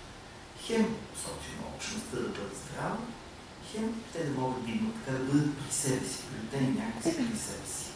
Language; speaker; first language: Bulgarian; native; Bulgarian